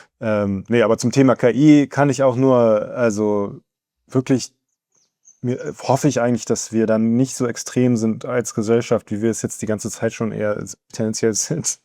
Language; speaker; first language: German; native; German